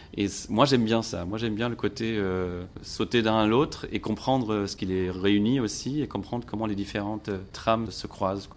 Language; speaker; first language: French; non-native, local second language; Luxembourgish